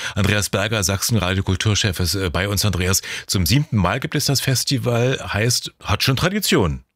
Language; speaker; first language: German; native; German